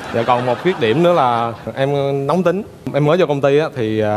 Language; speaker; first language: Vietnamese; native; Vietnamese